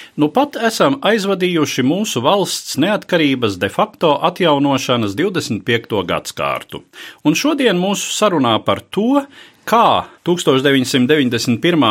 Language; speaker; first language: Latvian; native; Latvian